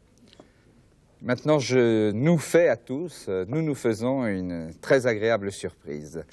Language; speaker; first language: French; native; French